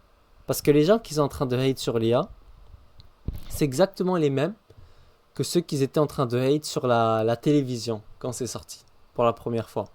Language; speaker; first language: French; native; French